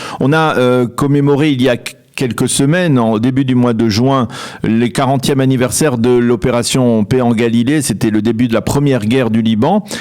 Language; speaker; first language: French; native; French